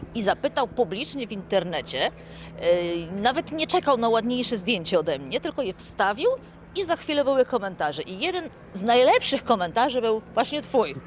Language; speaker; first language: Polish; native; Polish